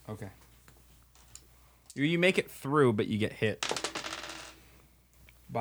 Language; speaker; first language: English; native; English